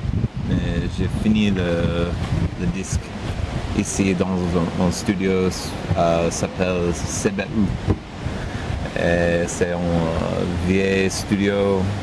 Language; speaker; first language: French; non-native, learner; English